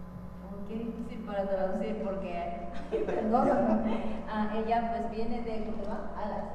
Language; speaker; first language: Spanish; non-native, fluent; Japanese